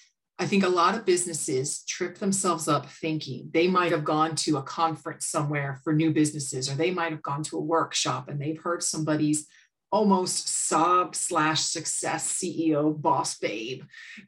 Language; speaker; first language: English; native; English